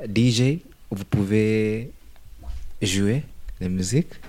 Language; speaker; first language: French; non-native, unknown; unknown